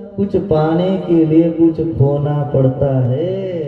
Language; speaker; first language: Hindi; non-native, local second language; Marathi